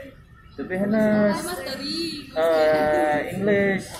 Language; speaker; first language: English; non-native, learner; Indonesian